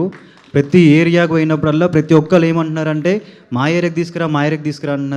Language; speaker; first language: Telugu; native; Telugu